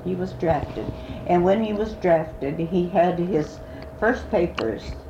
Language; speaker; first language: English; early bilingual, other home language; Swedish